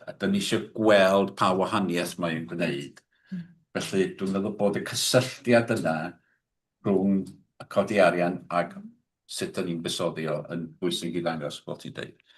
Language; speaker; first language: Welsh; native; Welsh